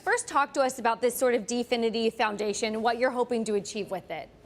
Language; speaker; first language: English; native; English